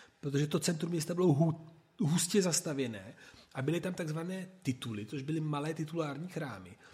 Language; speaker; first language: Czech; non-native, fluent; Italian